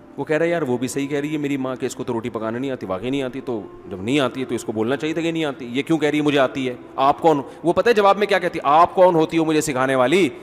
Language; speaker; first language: Urdu; native; Urdu